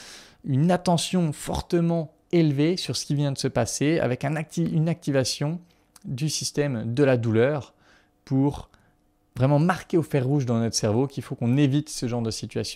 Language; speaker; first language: French; native; French